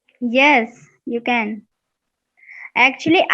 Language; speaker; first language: English; non-native, learner; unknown